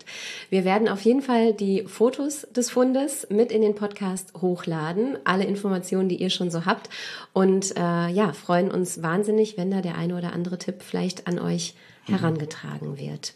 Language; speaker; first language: German; native; German